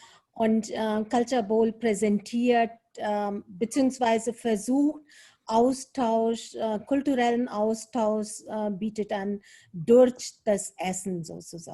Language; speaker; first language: German; non-native, fluent; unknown